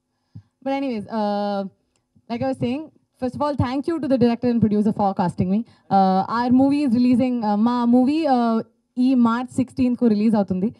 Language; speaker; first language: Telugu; non-native, learner; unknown